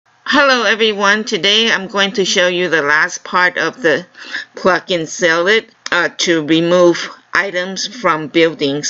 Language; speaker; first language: English; non-native, fluent; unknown